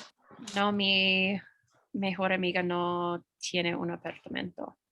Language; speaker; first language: Spanish; non-native, learner; English